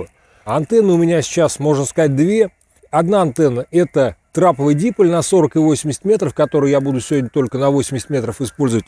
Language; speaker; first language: Russian; native; Russian